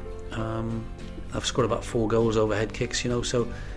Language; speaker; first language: English; native; English